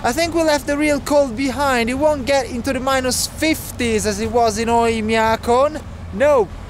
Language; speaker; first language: English; non-native, fluent; Italian